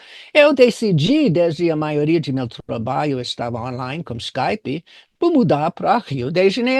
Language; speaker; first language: Portuguese; non-native, fluent; English